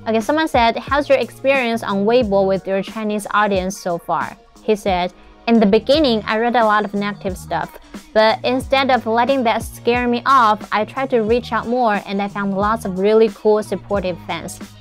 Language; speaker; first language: English; non-native, fluent; Chinese